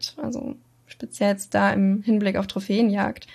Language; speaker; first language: German; native; German